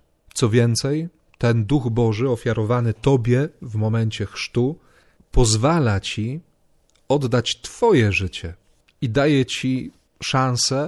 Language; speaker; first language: Polish; native; Polish